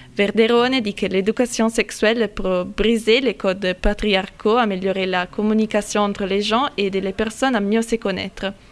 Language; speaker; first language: French; non-native, fluent; Italian